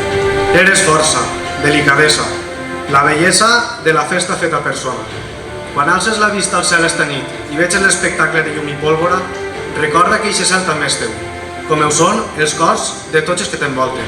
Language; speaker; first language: Catalan; native; Catalan